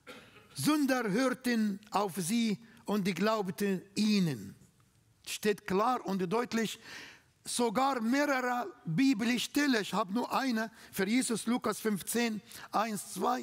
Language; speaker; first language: German; non-native, fluent; Arabic